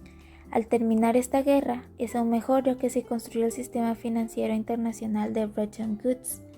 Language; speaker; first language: Spanish; native; Spanish